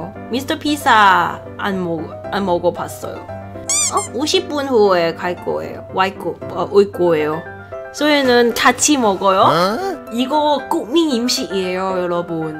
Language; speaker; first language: Korean; non-native, learner; Cantonese